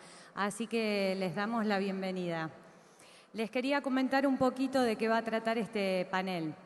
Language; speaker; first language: Spanish; native; Spanish